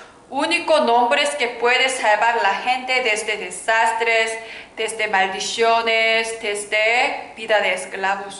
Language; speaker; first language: Spanish; non-native, learner; Korean